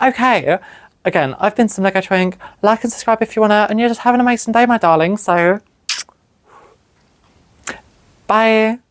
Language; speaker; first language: English; native; English